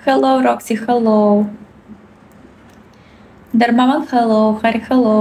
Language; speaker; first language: English; non-native, learner; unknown